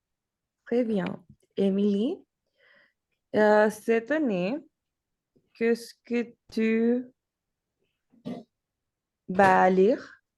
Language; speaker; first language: French; non-native, learner; Spanish